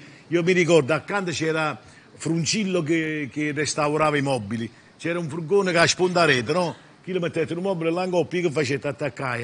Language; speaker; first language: Italian; native; Italian